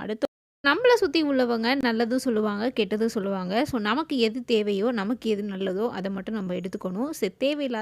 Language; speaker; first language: Tamil; native; Tamil